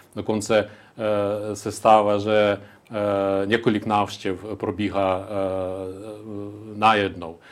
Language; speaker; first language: Czech; non-native, local second language; Ukrainian